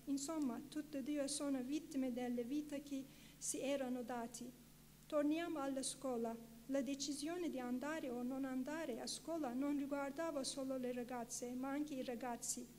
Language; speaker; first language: Italian; non-native, fluent; Kurdish